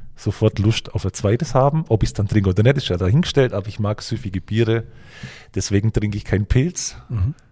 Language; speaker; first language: German; native; German